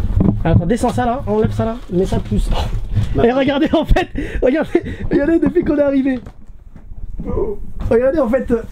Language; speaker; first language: French; native; French